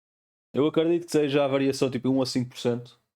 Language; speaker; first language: Portuguese; native; Portuguese